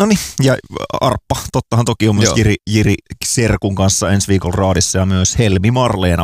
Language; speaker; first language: Finnish; native; Finnish